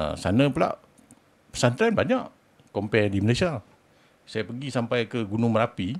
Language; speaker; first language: Malay; native; Malay